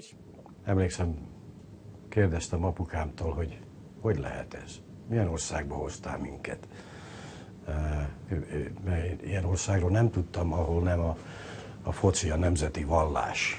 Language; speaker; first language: Hungarian; early bilingual, other home language; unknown